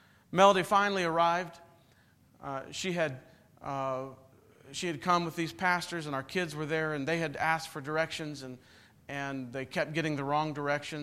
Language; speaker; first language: English; native; English